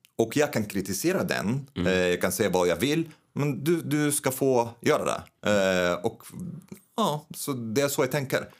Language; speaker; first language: Swedish; non-native, fluent; Arabic